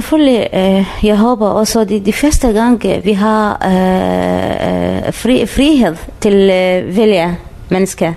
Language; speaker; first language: Danish; non-native, learner; Arabic